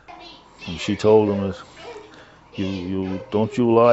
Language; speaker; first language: English; native; English